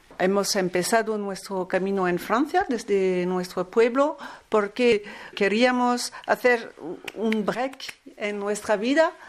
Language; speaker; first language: Spanish; non-native, learner; French